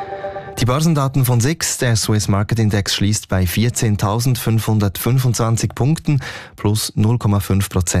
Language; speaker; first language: German; native; German